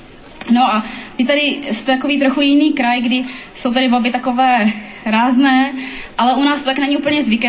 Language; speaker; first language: Czech; native; Czech